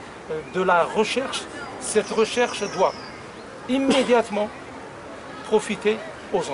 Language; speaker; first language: French; non-native, local second language; Arabic